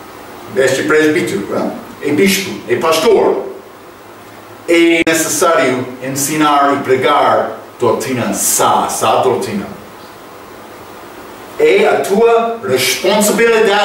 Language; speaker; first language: Portuguese; non-native, fluent; English